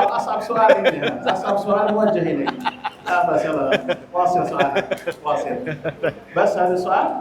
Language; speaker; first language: Arabic; non-native, fluent; Indonesian